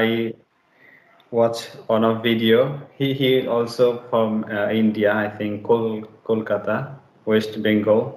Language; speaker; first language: English; non-native, learner; Bangla